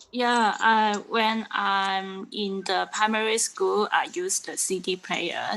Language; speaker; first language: English; non-native, learner; Chinese